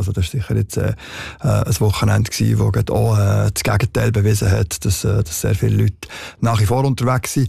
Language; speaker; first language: German; native; German